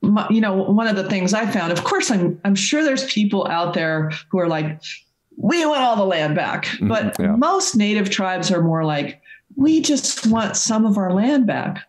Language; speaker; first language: English; native; English